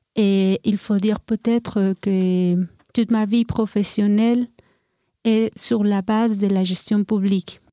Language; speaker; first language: French; non-native, fluent; Spanish